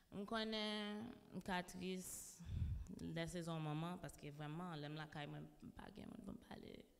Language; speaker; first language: French; non-native, local second language; Haitian Creole